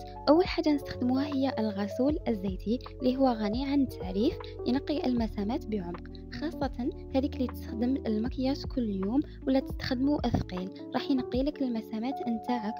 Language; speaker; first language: Arabic; native; Arabic